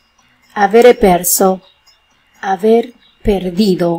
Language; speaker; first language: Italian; non-native, learner; Spanish